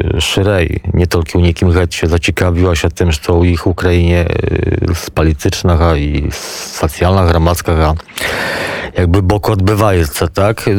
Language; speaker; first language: Polish; non-native, local second language; Belarusian